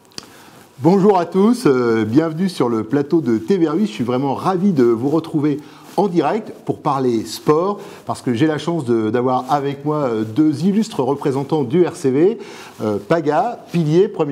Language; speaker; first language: French; native; French